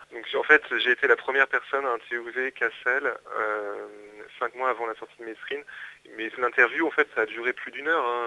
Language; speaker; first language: French; native; French